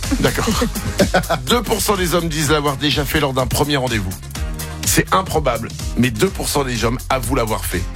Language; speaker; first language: French; native; French